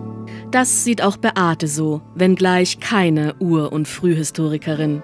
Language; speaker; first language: German; native; German